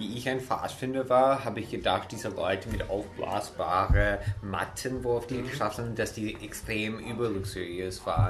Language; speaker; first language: German; non-native, fluent; English